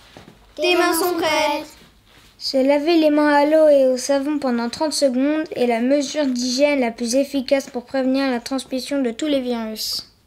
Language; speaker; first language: French; native; French